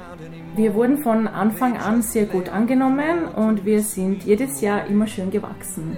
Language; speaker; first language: German; non-native, fluent; Croatian